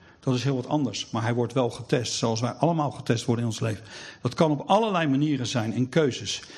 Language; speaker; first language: Dutch; native; Dutch